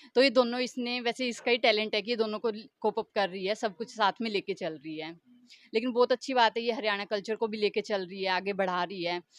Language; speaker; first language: Hindi; native; Hindi